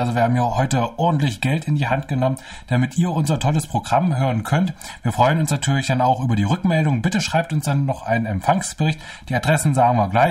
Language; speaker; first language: German; native; German